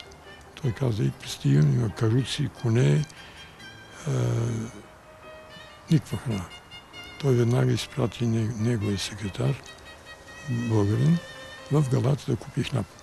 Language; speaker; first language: Bulgarian; early bilingual, heritage; Bulgarian